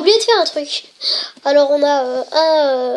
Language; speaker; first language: French; native; French